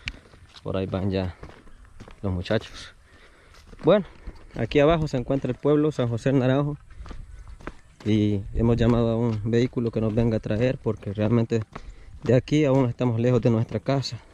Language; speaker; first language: Spanish; native; Spanish